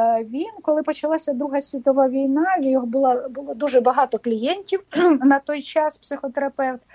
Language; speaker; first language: Ukrainian; non-native, local second language; Russian